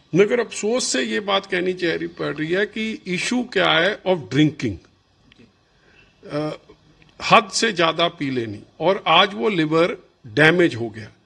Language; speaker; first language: Hindi; non-native, local second language; Punjabi